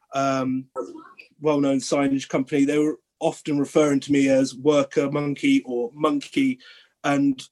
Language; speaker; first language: English; native; English